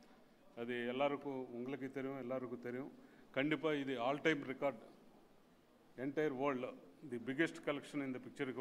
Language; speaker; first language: Tamil; non-native, learner; Telugu